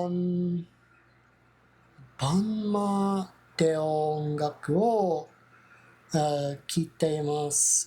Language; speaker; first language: Japanese; non-native, learner; English